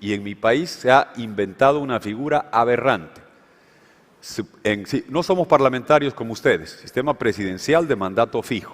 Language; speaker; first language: Spanish; native; Spanish